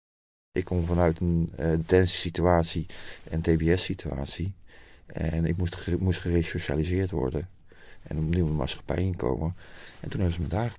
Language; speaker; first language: Dutch; native; Dutch